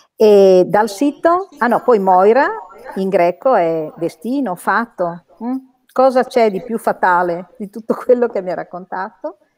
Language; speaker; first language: Italian; native; Italian